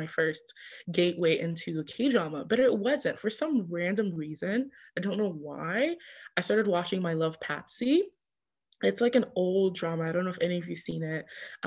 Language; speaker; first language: English; early bilingual, other home language; French